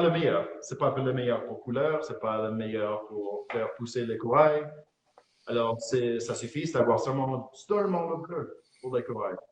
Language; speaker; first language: French; non-native, fluent; English